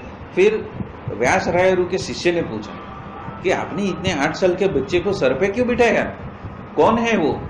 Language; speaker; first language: Hindi; non-native, local second language; Gujarati